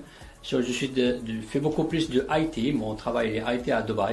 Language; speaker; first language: French; non-native, local second language; Arabic